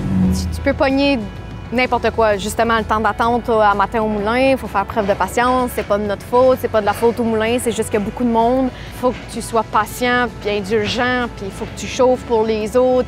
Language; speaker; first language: French; native; French